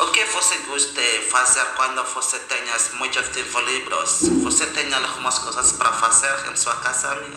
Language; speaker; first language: Portuguese; non-native, learner; Indonesian